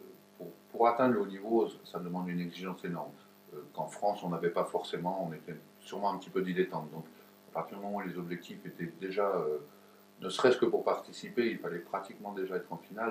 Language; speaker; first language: French; native; French